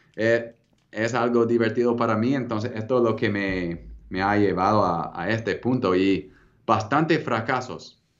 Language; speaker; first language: Spanish; non-native, fluent; English